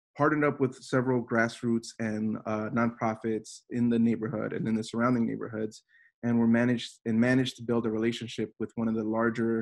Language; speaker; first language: English; native; English